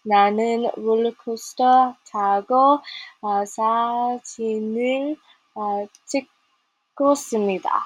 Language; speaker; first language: Korean; non-native, learner; Vietnamese